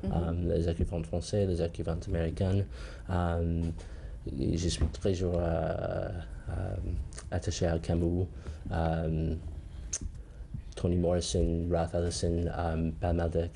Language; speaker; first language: French; non-native, learner; English